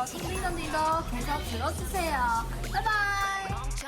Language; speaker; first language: Korean; non-native, fluent; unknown